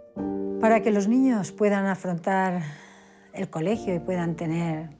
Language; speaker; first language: Spanish; native; Spanish